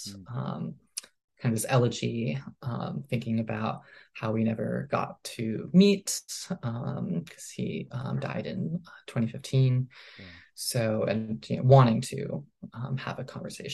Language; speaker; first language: English; early bilingual, other home language; Min Nan Chinese